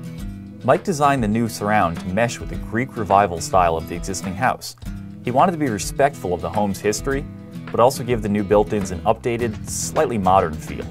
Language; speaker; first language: English; native; English